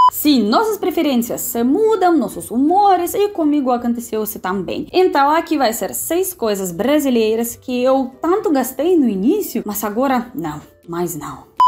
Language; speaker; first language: Portuguese; non-native, fluent; Russian